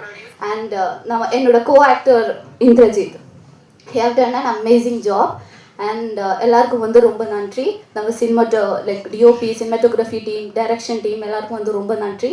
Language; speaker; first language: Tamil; non-native, learner; Malayalam